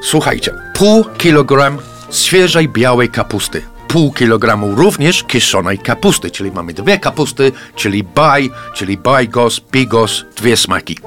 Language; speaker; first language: Polish; non-native, fluent; English